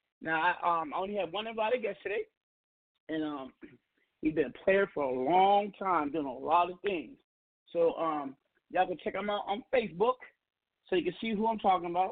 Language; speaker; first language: English; native; English